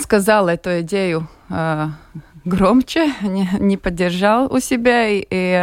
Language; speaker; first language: Russian; non-native, local second language; Latvian